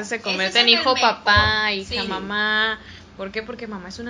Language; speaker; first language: Spanish; native; Spanish